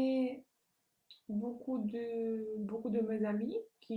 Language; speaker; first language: French; non-native, fluent; Russian